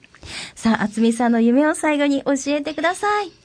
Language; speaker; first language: Japanese; native; Japanese